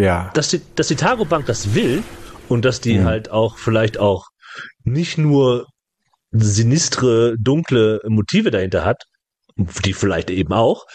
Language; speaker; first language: German; native; German